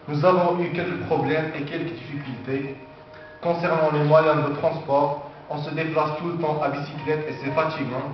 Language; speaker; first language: French; non-native, local second language; Arabic